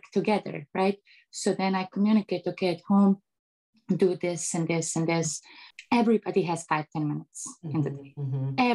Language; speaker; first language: English; non-native, fluent; Bosnian